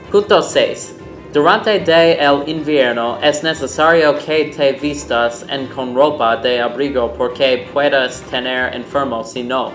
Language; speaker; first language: Spanish; non-native, learner; English